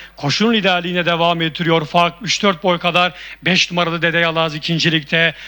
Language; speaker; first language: Turkish; native; Turkish